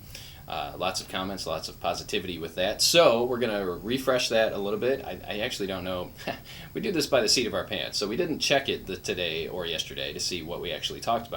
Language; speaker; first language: English; native; English